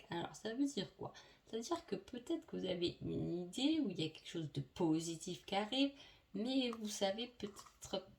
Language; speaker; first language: French; native; French